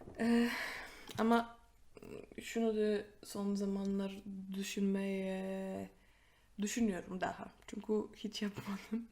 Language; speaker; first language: Turkish; non-native, fluent; Polish